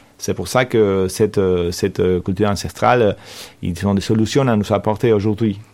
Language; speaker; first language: French; non-native, fluent; Spanish